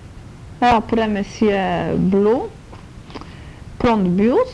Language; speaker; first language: French; non-native, learner; Polish